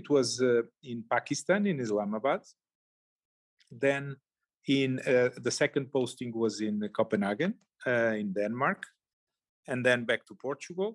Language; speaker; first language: English; non-native, fluent; Portuguese